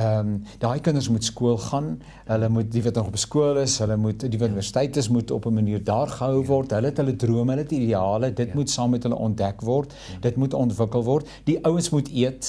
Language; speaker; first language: Afrikaans; native; Afrikaans